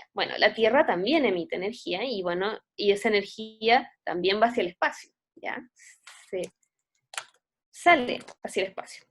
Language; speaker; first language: Spanish; native; Spanish